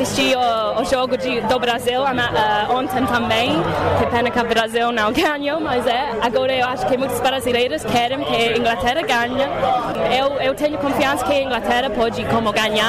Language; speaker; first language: Portuguese; non-native, learner; English